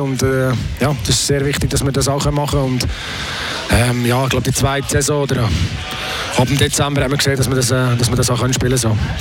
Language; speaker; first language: German; native; German